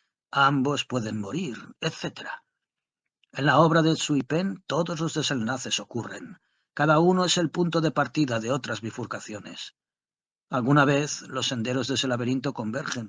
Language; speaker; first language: Spanish; native; Spanish